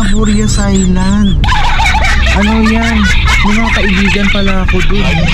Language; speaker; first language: Filipino; non-native, local second language; Hiligaynon